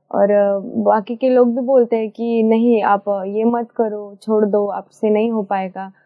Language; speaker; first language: Hindi; non-native, local second language; Marathi